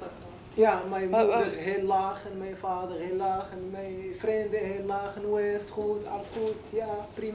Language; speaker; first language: Dutch; non-native, learner; Arabic